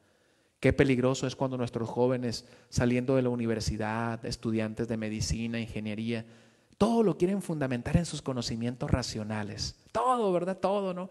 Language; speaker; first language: Spanish; native; Spanish